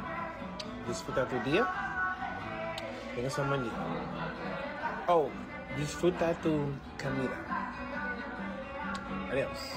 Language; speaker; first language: Spanish; non-native, learner; English